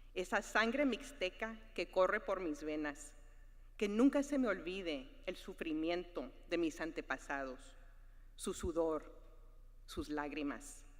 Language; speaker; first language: Spanish; early bilingual, other home language; English